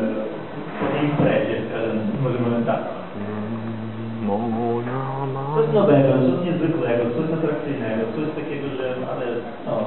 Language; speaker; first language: Polish; non-native, learner; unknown